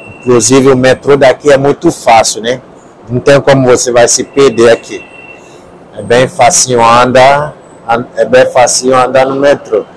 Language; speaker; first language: Portuguese; non-native, learner; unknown